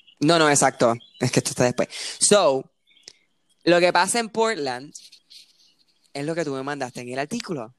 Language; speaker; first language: Spanish; early bilingual, heritage; Spanish